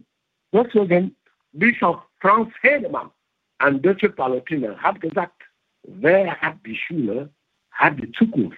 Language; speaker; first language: German; non-native, fluent; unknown